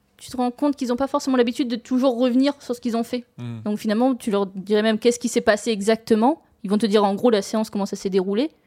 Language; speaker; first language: French; native; French